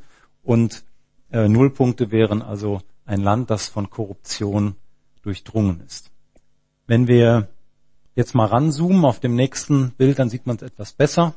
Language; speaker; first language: German; native; German